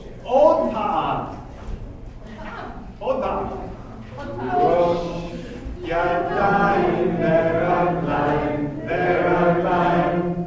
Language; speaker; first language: Hebrew; non-native, fluent; English